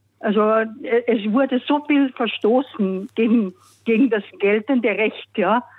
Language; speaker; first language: German; non-native, local second language; Slovenian